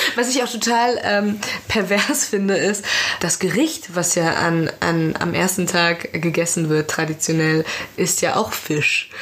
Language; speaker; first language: German; early bilingual, other home language; Persian